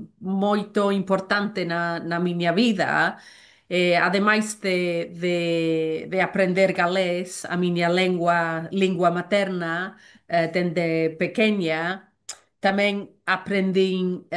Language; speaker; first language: Portuguese; non-native, learner; Welsh